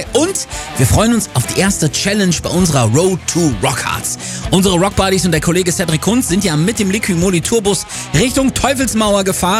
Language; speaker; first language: German; native; German